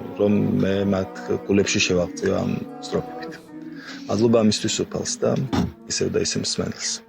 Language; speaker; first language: Georgian; non-native, local second language; Mingrelian